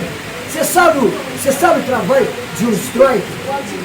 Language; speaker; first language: French; non-native, learner; Portuguese